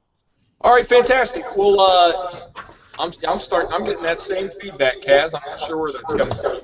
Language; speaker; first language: English; native; English